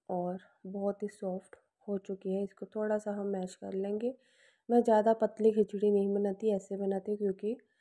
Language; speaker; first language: Hindi; non-native, local second language; Punjabi